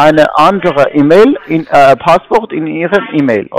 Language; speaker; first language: German; non-native, learner; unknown